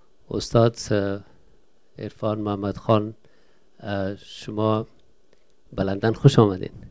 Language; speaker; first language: Persian; native; Persian